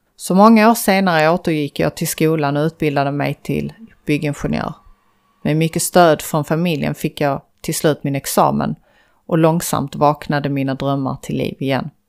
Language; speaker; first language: Swedish; early bilingual, other home language; Azerbaijani